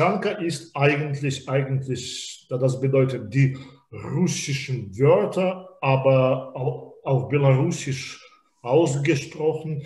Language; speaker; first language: German; non-native, fluent; Belarusian